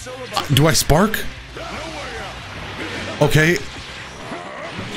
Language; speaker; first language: English; native; English